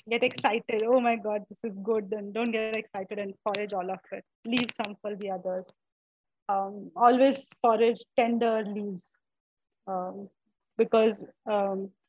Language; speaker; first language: English; non-native, local second language; Malayalam